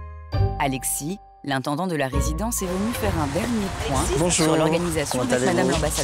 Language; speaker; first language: French; native; French